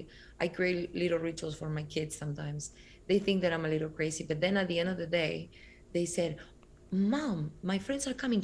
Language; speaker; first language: English; non-native, fluent; Spanish